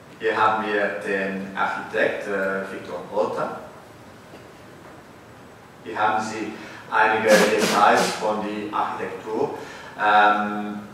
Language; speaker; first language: German; non-native, fluent; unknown